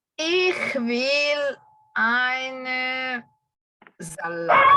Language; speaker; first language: German; non-native, learner; Serbian